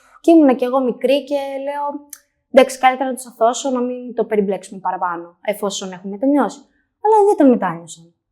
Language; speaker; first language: Greek; native; Greek